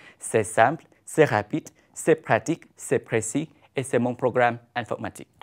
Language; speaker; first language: French; non-native, fluent; Vietnamese